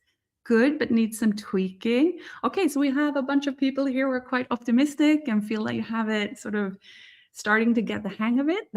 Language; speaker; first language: English; non-native, fluent; Swedish